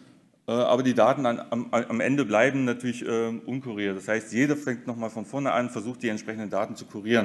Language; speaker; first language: German; native; German